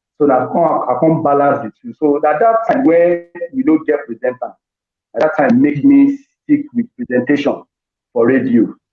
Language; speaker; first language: Nigerian Pidgin; non-native, local second language; Yoruba